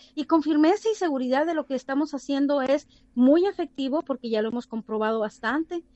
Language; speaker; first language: Spanish; native; Spanish